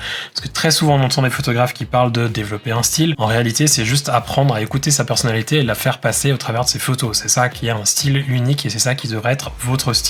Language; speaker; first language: French; native; French